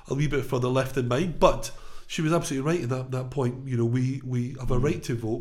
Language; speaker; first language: English; native; English